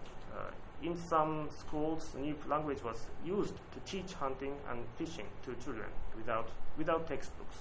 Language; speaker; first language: English; non-native, learner; Japanese